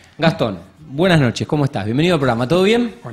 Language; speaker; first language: Spanish; native; Spanish